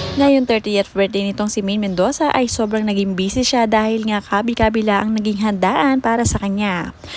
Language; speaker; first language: Filipino; native; Filipino